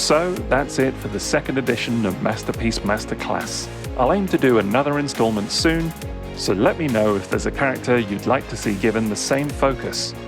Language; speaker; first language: English; native; English